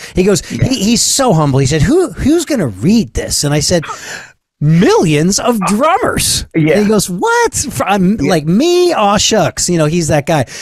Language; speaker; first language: English; native; English